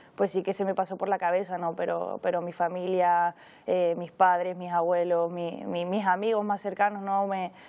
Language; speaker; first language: Spanish; native; Spanish